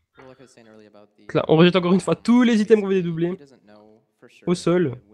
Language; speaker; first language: French; native; French